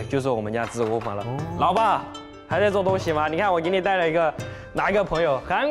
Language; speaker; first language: Chinese; native; Chinese